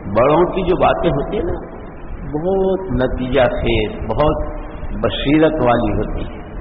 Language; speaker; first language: Urdu; native; Urdu